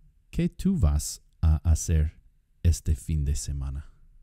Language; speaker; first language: Spanish; non-native, fluent; English